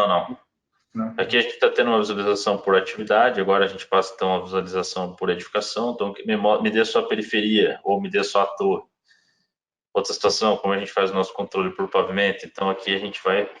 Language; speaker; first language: Portuguese; native; Portuguese